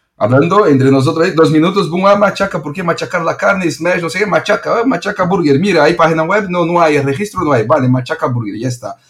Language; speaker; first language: Spanish; non-native, fluent; Portuguese